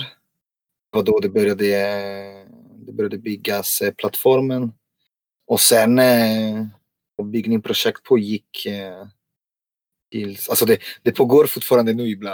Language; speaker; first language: Swedish; non-native, fluent; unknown